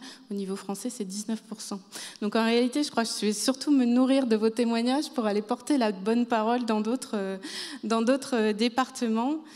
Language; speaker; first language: French; native; French